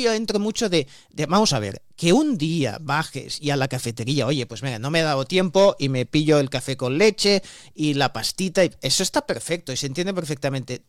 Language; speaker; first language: Spanish; native; Spanish